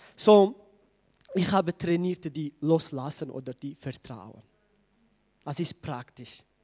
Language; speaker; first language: German; non-native, learner; Tigrinya